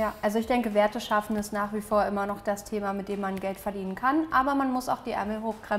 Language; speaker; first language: German; native; German